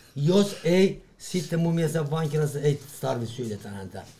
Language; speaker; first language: Finnish; non-native, fluent; Persian